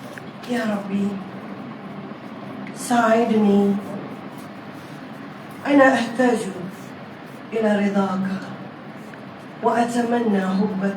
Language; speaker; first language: Arabic; non-native, learner; Malay